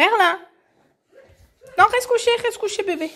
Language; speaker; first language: French; native; French